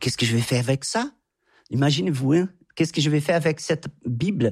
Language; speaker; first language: French; non-native, fluent; Portuguese